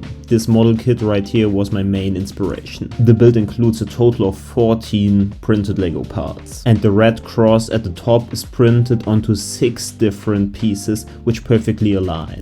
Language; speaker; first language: English; non-native, fluent; German